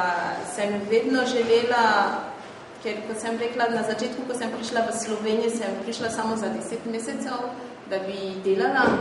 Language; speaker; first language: Slovenian; non-native, fluent; French